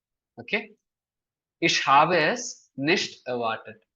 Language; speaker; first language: German; non-native, fluent; Malayalam